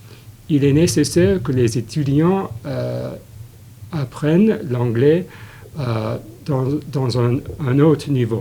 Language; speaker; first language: French; non-native, fluent; English